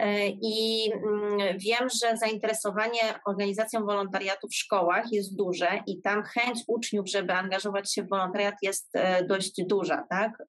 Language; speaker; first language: Polish; native; Polish